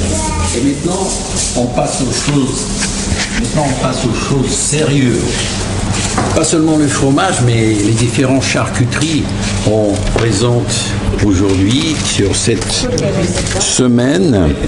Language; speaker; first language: French; non-native, fluent; Russian